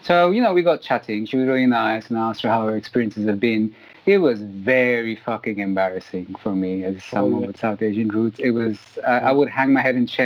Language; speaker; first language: English; native; English